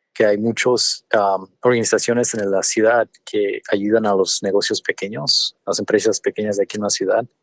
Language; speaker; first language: Spanish; early bilingual, other home language; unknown